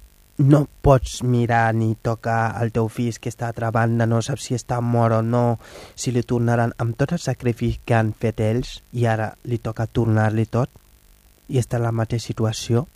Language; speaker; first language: Catalan; non-native, fluent; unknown